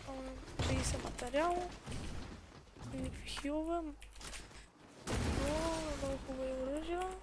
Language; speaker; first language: Bulgarian; native; Bulgarian